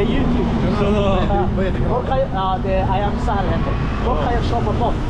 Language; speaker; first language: Swedish; non-native, learner; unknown